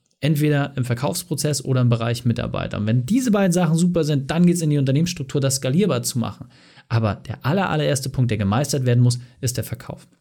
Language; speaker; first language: German; native; German